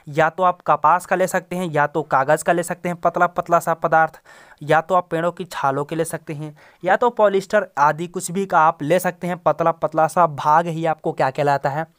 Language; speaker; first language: Hindi; native; Hindi